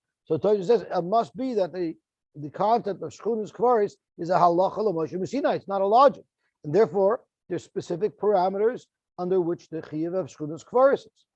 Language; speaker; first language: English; native; English